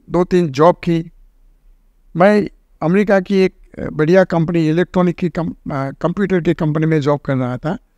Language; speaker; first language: Hindi; non-native, local second language; Gujarati